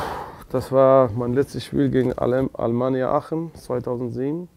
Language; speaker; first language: German; non-native, learner; Persian